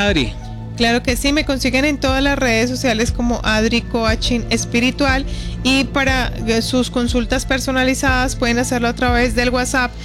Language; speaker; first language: Spanish; native; Spanish